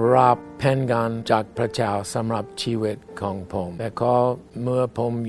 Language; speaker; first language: Thai; non-native, learner; English